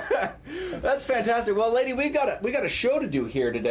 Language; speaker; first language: English; native; English